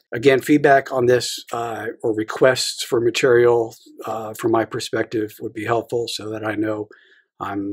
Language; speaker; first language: English; native; English